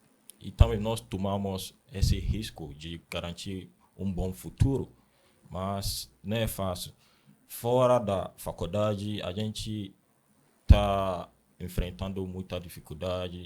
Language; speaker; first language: Portuguese; non-native, learner; Akan